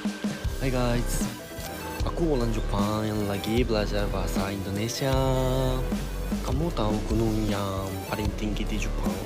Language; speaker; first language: Indonesian; non-native, learner; Japanese